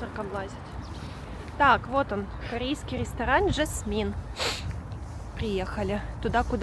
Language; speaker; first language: Russian; native; Russian